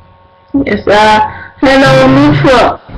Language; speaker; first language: English; non-native, learner; Vietnamese